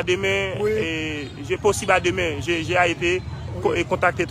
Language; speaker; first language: French; non-native, learner; Haitian Creole